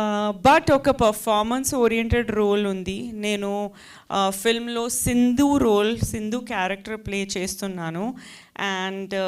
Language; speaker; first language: Telugu; non-native, fluent; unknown